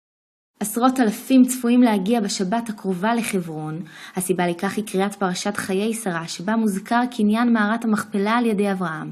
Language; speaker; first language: Hebrew; native; Hebrew